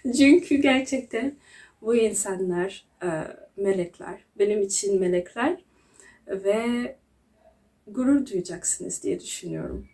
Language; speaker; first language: Turkish; non-native, learner; Kinyarwanda